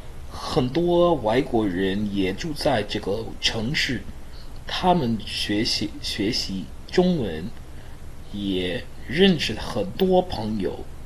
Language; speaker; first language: Chinese; non-native, learner; English